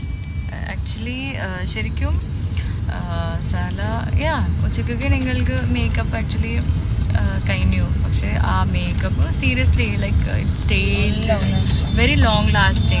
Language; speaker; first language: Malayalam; non-native, learner; Hindi